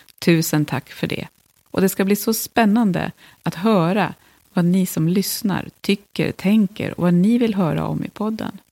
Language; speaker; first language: Swedish; native; Swedish